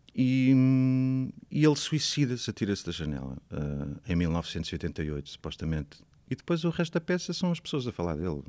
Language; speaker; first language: Portuguese; native; Portuguese